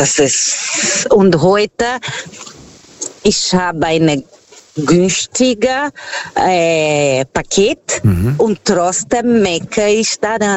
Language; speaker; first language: German; non-native, fluent; Portuguese